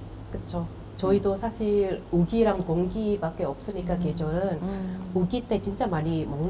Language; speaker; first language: Korean; non-native, fluent; Indonesian